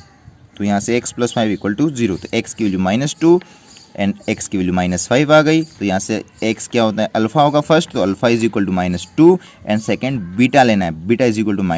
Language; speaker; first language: Hindi; native; Hindi